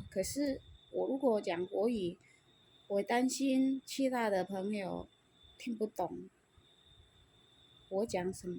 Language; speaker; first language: Chinese; non-native, fluent; Indonesian